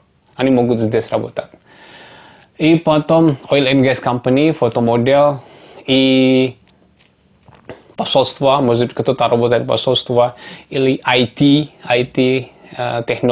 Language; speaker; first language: Russian; non-native, learner; Javanese